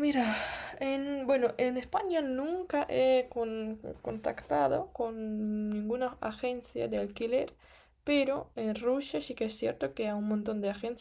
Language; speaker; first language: Spanish; non-native, fluent; Russian